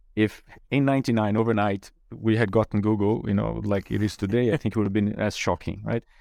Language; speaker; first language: English; non-native, fluent; Portuguese